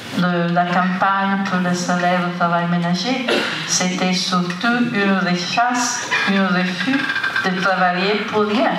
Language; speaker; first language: French; non-native, fluent; Italian